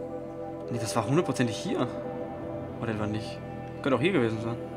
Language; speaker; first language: German; native; German